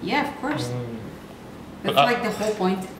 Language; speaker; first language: English; non-native, fluent; Spanish